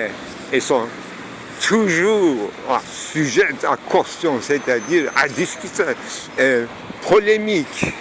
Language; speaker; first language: French; non-native, fluent; Turkish